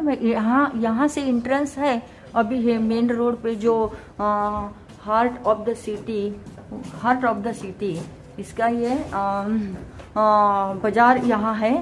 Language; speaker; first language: Hindi; non-native, local second language; Marathi